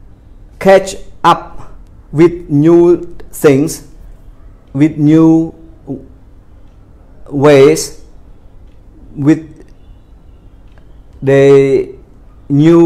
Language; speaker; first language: English; non-native, fluent; Khmer